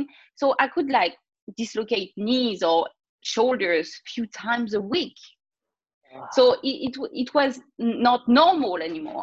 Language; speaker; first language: English; non-native, fluent; French